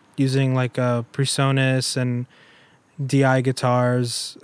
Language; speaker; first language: English; early bilingual, other home language; German